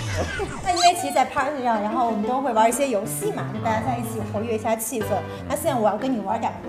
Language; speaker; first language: Chinese; native; Chinese